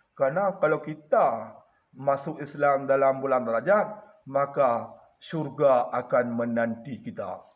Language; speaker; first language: Malay; non-native, local second language; Achinese